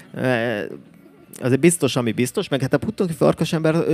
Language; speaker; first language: Hungarian; native; Hungarian